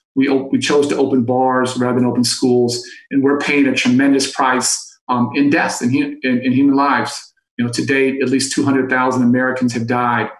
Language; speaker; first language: English; native; English